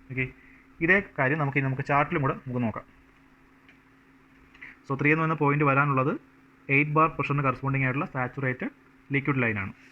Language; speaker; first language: Malayalam; native; Malayalam